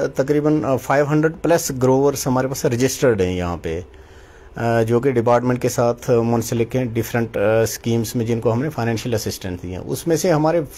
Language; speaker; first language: Hindi; non-native, local second language; Kashmiri